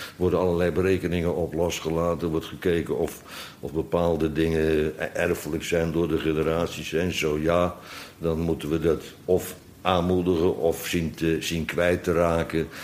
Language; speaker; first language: Dutch; native; Dutch